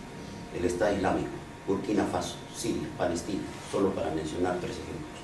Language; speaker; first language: Spanish; native; Spanish